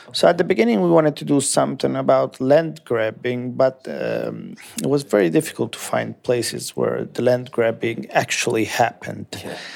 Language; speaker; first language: English; non-native, fluent; Italian